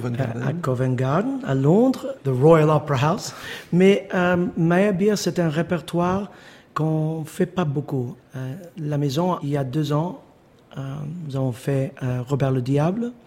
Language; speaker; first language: French; non-native, fluent; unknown